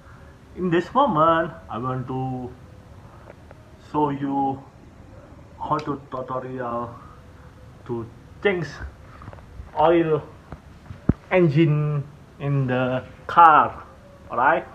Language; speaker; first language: English; non-native, learner; Indonesian